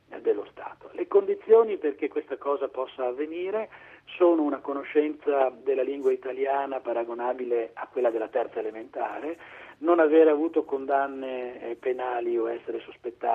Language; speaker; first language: Italian; native; Italian